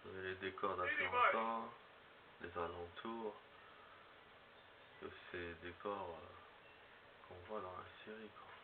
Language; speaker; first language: French; native; French